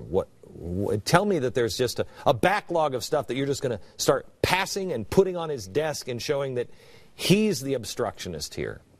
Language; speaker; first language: English; native; English